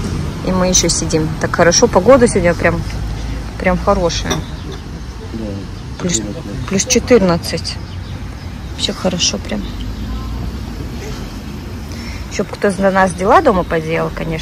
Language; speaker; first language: Russian; native; Russian